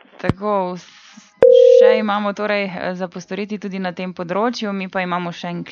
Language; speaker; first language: Slovenian; native; Slovenian